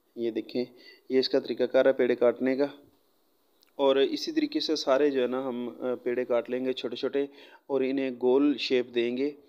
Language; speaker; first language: Urdu; non-native, local second language; Punjabi